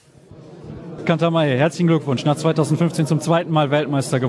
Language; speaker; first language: German; native; German